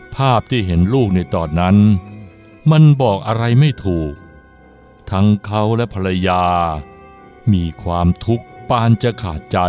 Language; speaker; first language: Thai; native; Thai